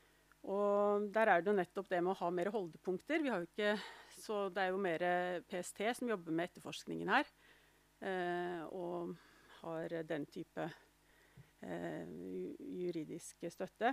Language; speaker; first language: Norwegian; native; Norwegian